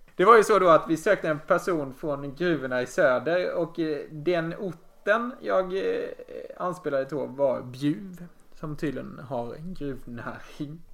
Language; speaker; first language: Swedish; native; Swedish